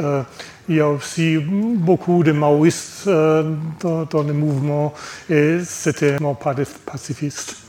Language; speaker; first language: French; non-native, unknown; German